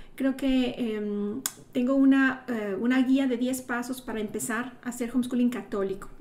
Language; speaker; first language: Spanish; native; Spanish